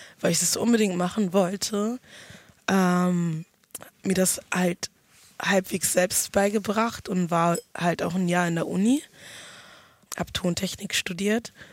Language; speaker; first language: German; early bilingual, other home language; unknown